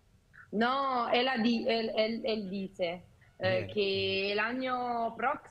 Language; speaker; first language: Spanish; non-native, fluent; Italian